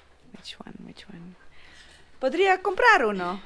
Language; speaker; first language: Spanish; non-native, learner; Dutch